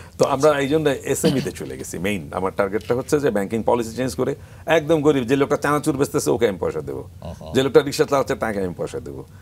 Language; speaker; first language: Bangla; native; Bangla